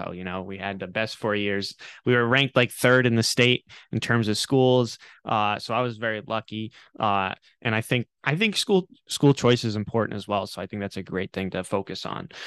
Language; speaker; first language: English; native; English